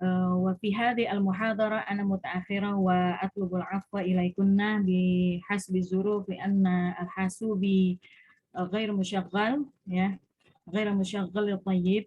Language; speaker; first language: Arabic; non-native, learner; Indonesian